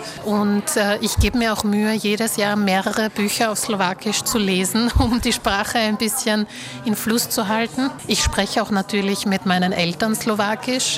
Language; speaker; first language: German; early bilingual, other home language; Slovak